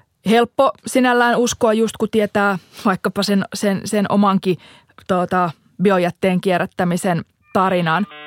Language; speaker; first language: Finnish; native; Finnish